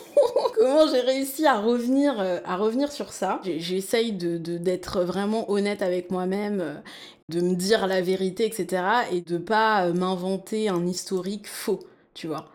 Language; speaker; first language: French; native; French